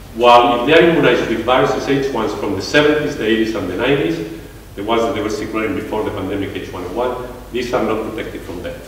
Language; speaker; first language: English; non-native, fluent; Spanish